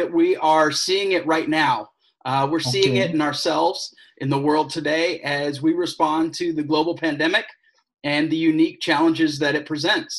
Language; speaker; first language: English; native; English